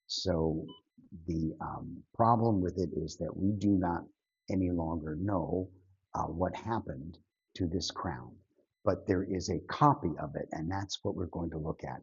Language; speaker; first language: English; native; English